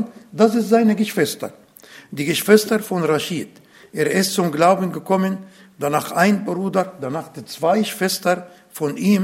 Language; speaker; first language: German; non-native, learner; Arabic